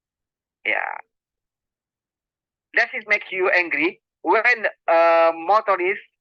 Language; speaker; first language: English; non-native, learner; Indonesian